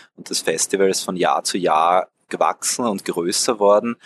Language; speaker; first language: German; native; German